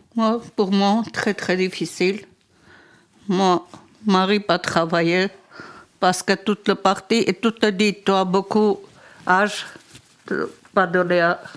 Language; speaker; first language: French; non-native, learner; Armenian